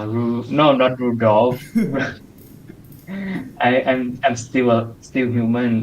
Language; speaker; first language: English; non-native, learner; Thai